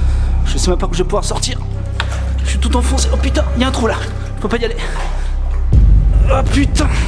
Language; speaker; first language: French; native; French